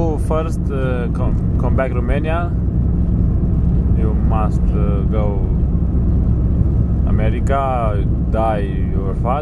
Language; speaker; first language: English; non-native, learner; Romanian